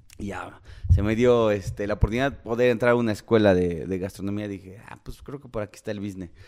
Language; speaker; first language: Spanish; native; Spanish